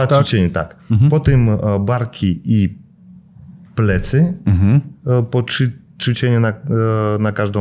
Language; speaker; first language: Polish; non-native, fluent; Russian